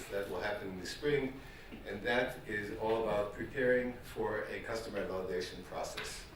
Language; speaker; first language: English; non-native, fluent; Hebrew